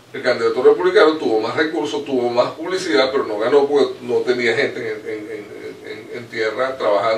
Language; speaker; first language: Spanish; native; Spanish